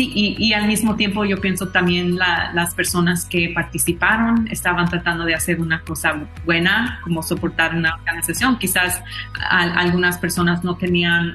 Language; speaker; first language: Spanish; early bilingual, heritage; Spanish